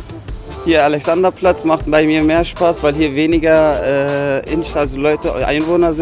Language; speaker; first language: German; non-native, fluent; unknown